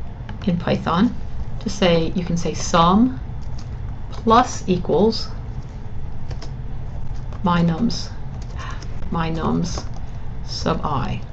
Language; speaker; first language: English; native; English